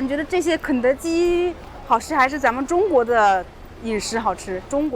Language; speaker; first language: Chinese; native; Chinese